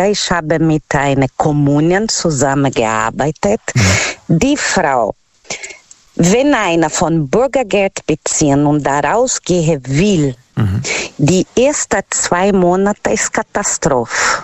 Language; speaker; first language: German; non-native, learner; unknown